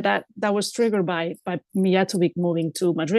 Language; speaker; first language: English; non-native, fluent; Spanish